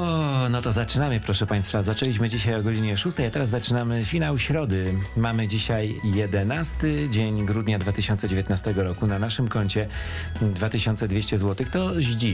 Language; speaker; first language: Polish; native; Polish